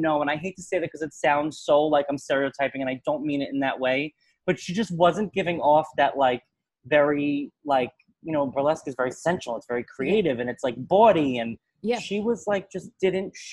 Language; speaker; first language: English; native; English